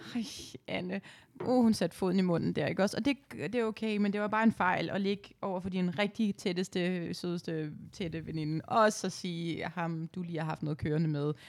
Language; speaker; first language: Danish; native; Danish